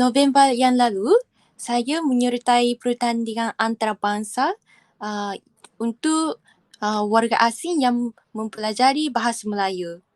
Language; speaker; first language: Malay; non-native, fluent; Japanese